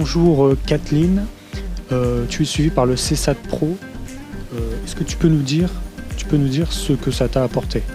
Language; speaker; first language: French; native; French